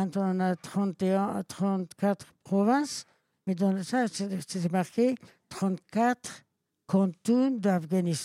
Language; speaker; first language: French; non-native, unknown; Persian